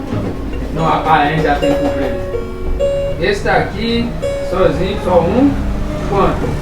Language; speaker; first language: Portuguese; non-native, learner; Haitian Creole